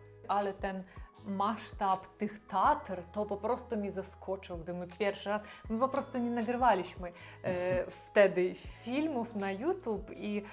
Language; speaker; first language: Polish; non-native, learner; Russian